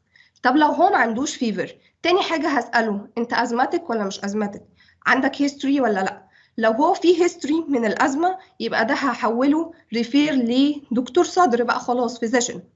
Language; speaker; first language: Arabic; native; Arabic